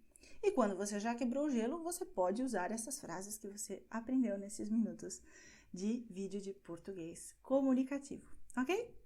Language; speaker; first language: Portuguese; non-native, fluent; Spanish